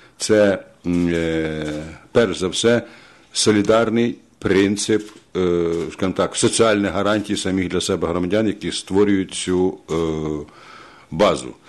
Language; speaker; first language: Ukrainian; native; Ukrainian